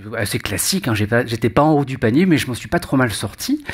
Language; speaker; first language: French; native; French